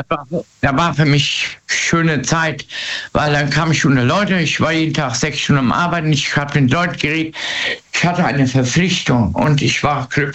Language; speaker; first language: German; native; German